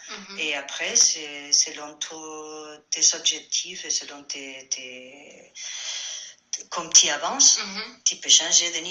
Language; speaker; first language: French; non-native, fluent; Spanish